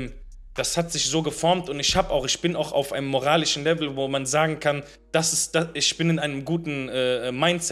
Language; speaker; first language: German; native; German